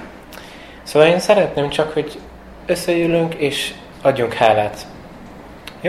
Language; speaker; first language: Hungarian; early bilingual, heritage; Hungarian